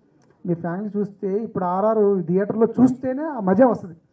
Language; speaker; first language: Telugu; native; Telugu